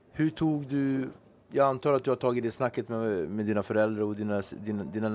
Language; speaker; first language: Swedish; native; Swedish